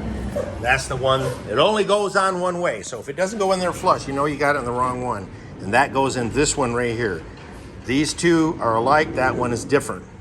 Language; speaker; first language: English; native; English